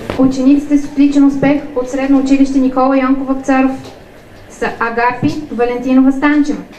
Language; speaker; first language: Bulgarian; native; Bulgarian